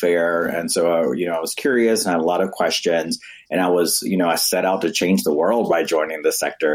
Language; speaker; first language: English; native; English